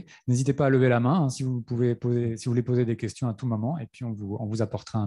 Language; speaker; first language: French; native; French